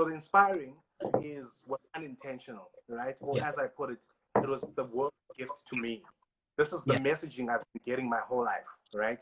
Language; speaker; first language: English; non-native, local second language; Xhosa